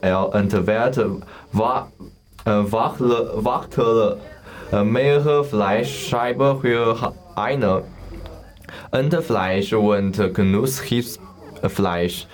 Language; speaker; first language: German; non-native, learner; Chinese